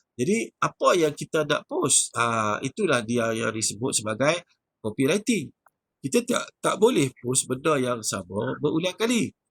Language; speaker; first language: Malay; native; Malay